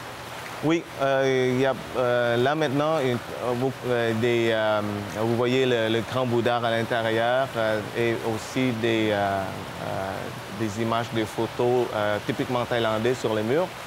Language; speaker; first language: French; non-native, fluent; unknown